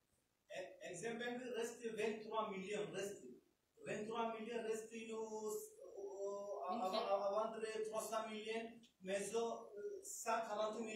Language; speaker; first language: French; non-native, learner; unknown